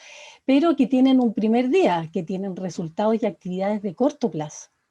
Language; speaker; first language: Spanish; native; Spanish